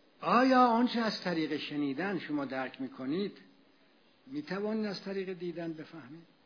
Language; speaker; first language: Persian; native; Persian